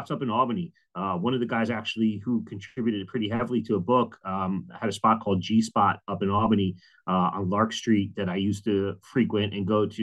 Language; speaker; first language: English; native; English